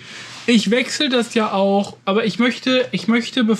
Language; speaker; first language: German; native; German